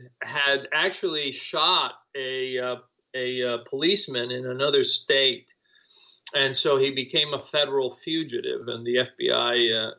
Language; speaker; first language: English; non-native, fluent; Spanish